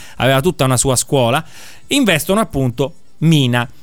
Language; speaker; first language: Italian; native; Italian